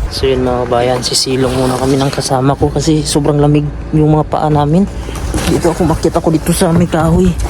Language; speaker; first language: Filipino; native; Filipino